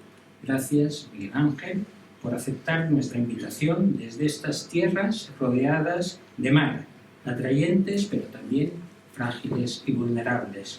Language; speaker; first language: Spanish; native; Spanish